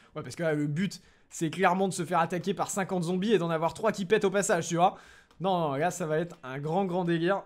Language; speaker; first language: French; native; French